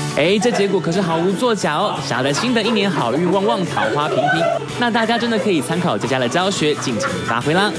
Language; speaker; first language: Chinese; native; Chinese